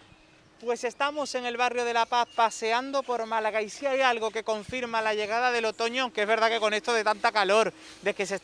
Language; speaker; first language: Spanish; native; Spanish